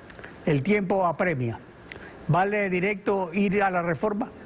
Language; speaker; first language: Spanish; native; Spanish